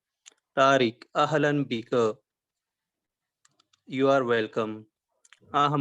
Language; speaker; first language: English; non-native, learner; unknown